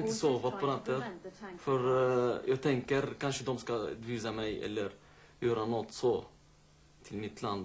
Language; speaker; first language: Swedish; non-native, learner; Arabic